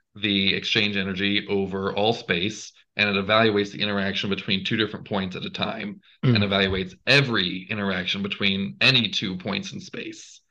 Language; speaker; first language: English; native; English